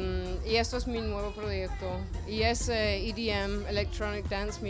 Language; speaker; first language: Spanish; non-native, fluent; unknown